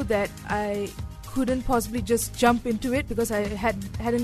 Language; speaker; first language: English; non-native, local second language; Tamil